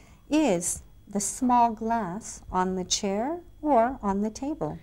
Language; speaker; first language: English; native; English